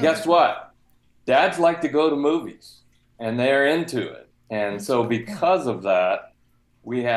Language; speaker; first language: English; native; English